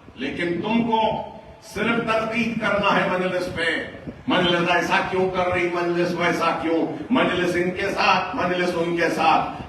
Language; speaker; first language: Urdu; native; Urdu